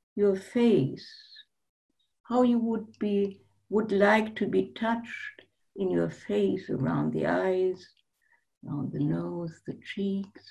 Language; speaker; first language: English; non-native, fluent; German